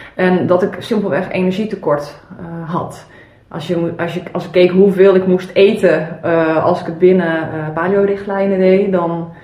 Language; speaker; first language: Dutch; early bilingual, other home language; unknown